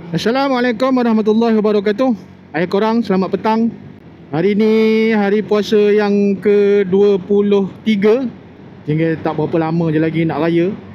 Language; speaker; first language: Malay; native; Malay